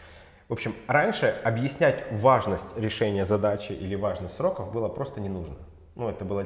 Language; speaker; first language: Russian; native; Russian